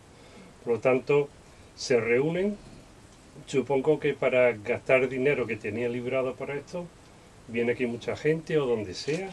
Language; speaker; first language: Spanish; native; Spanish